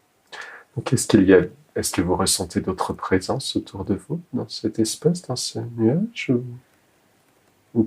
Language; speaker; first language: French; native; French